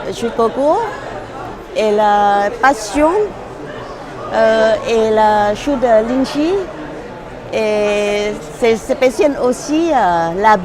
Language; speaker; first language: French; non-native, learner; Thai